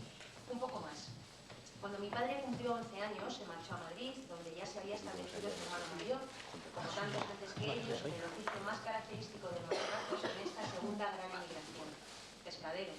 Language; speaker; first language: Spanish; native; Spanish